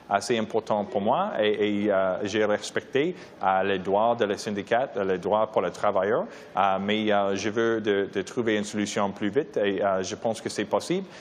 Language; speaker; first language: French; non-native, local second language; English